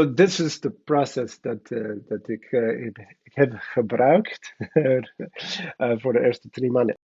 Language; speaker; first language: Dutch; non-native, learner; English